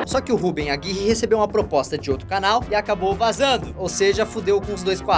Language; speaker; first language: Portuguese; native; Portuguese